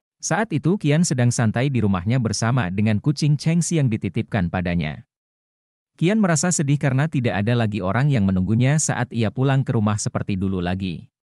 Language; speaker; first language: Indonesian; native; Indonesian